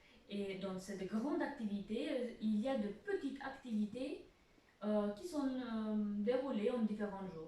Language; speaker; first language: French; non-native, fluent; Albanian